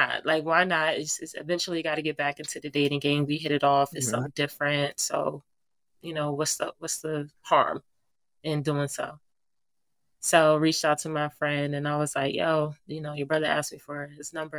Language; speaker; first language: English; native; English